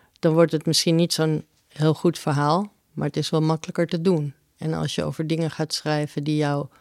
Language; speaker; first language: Dutch; early bilingual, other home language; Spanish